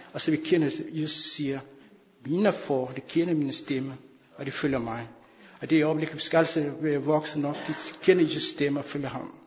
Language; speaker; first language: Danish; non-native, fluent; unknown